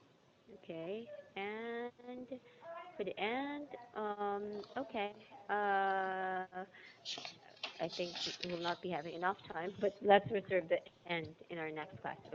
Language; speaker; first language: English; non-native, fluent; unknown